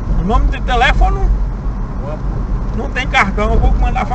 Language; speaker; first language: Portuguese; native; Portuguese